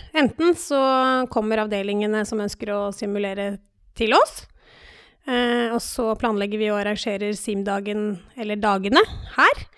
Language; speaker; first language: Norwegian; native; Norwegian